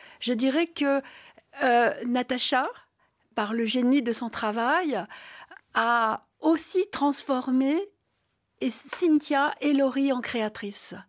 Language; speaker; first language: French; native; French